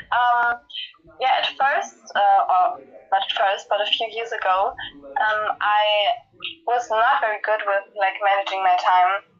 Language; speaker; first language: English; non-native, fluent; German